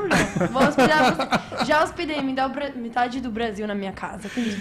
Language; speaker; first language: Portuguese; non-native, fluent; Italian